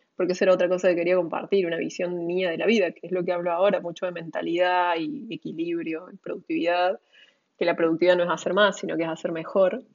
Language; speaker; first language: Spanish; native; Spanish